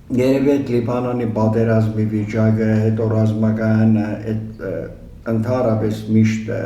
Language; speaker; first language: Armenian; early bilingual, heritage; Armenian